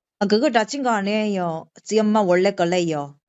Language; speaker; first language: Korean; non-native, learner; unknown